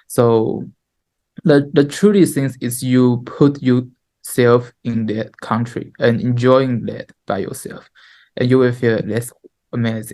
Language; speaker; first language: English; non-native, learner; Chinese